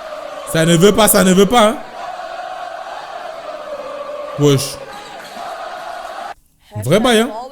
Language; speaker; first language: French; native; French